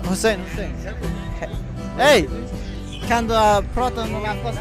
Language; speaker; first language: Swedish; non-native, learner; Persian